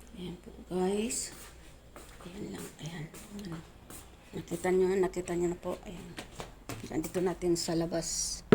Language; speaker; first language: Filipino; non-native, local second language; Bikol